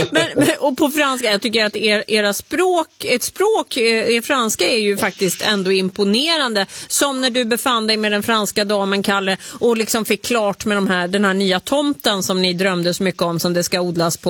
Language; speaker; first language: Swedish; native; Swedish